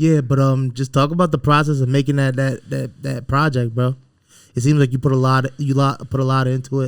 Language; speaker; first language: English; native; English